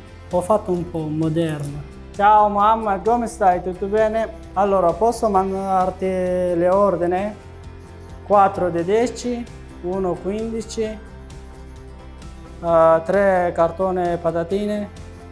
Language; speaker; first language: Italian; non-native, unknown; Persian